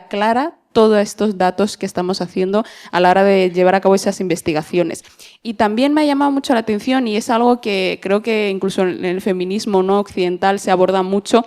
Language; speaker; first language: Spanish; native; Spanish